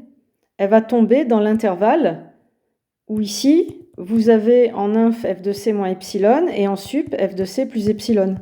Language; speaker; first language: French; native; French